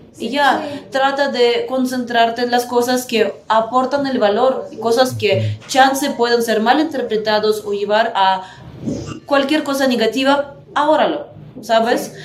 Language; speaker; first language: Spanish; non-native, fluent; Russian